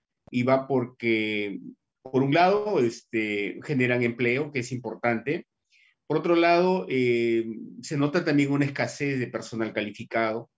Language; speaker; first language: Spanish; native; Spanish